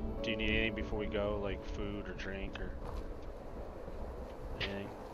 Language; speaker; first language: English; native; English